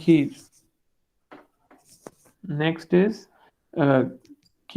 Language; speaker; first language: Spanish; non-native, fluent; Hindi